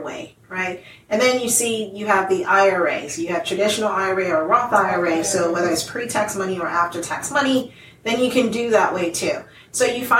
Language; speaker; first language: English; non-native, local second language; Yoruba